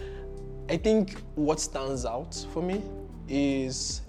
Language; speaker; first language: English; non-native, local second language; Igbo